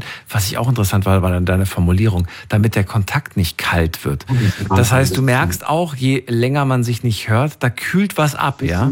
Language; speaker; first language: German; native; German